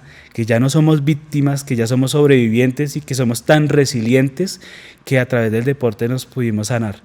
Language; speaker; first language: Spanish; native; Spanish